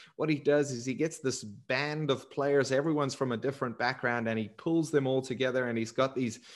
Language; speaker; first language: English; native; English